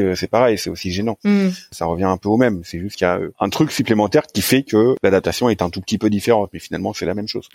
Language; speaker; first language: French; native; French